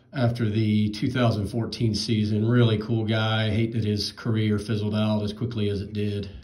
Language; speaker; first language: English; native; English